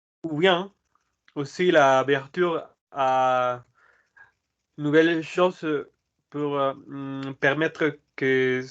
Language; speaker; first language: French; non-native, learner; Spanish